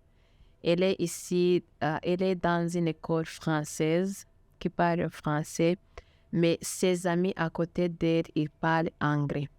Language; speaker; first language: French; non-native, local second language; Kinyarwanda